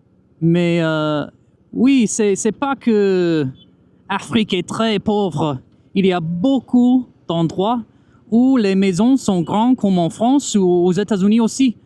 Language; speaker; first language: French; non-native, fluent; English